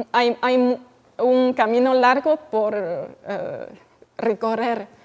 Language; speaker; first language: Spanish; non-native, fluent; Chinese